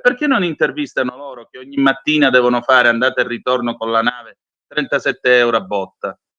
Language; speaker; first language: Italian; native; Italian